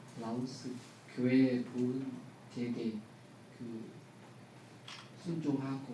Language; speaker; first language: Korean; non-native, learner; Lao